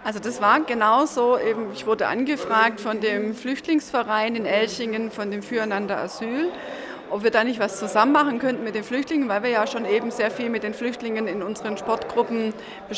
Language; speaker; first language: German; native; German